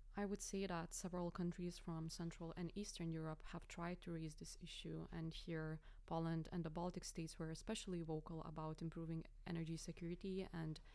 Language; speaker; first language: English; non-native, fluent; Lithuanian